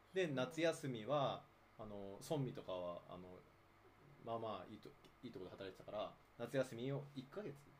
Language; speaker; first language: Japanese; native; Japanese